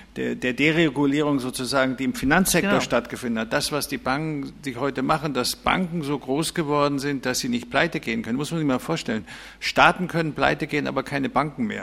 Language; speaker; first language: German; native; German